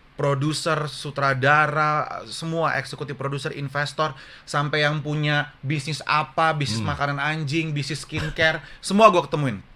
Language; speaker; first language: Indonesian; native; Indonesian